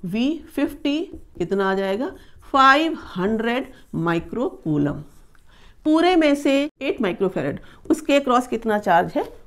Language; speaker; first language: Hindi; native; Hindi